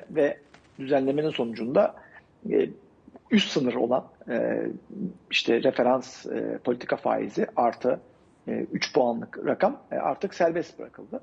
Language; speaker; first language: Turkish; native; Turkish